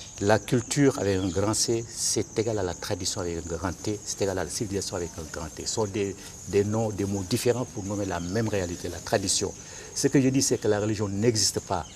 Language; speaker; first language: French; non-native, local second language; Bambara